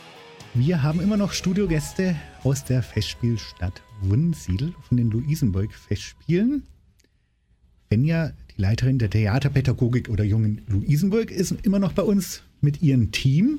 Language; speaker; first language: German; native; German